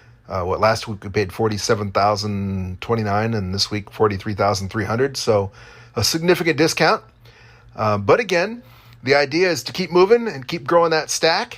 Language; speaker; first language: English; native; English